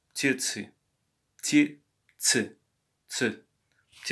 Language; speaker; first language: Russian; non-native, learner; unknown